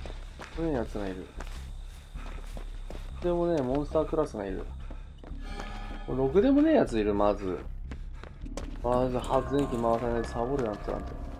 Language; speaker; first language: Japanese; native; Japanese